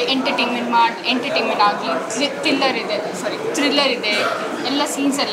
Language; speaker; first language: Kannada; non-native, local second language; Konkani